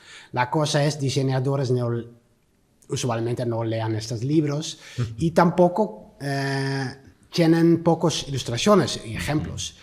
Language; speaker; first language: Spanish; non-native, learner; Dutch